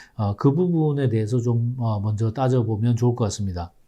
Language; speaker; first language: Korean; native; Korean